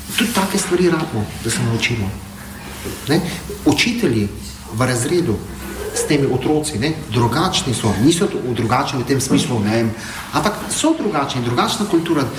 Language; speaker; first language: Slovenian; non-native, fluent; Arabic